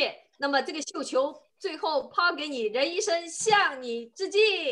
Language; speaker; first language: Chinese; native; Chinese